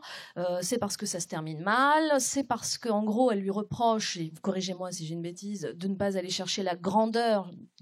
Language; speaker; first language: French; native; French